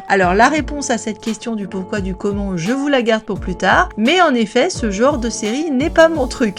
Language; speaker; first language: French; native; French